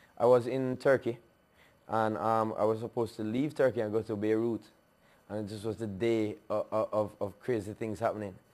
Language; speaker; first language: English; native; English